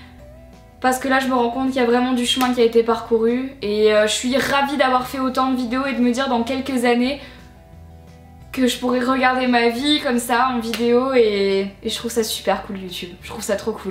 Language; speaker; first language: French; native; French